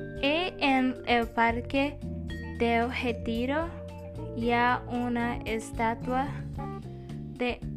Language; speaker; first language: Spanish; non-native, learner; Portuguese